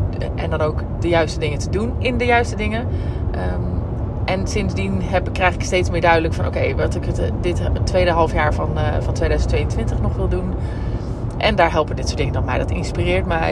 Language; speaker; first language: Dutch; native; Dutch